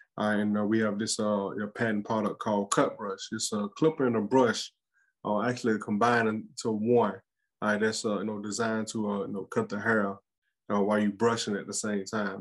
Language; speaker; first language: English; native; English